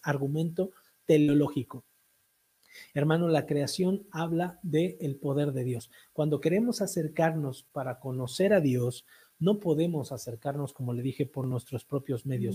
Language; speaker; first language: Spanish; native; Spanish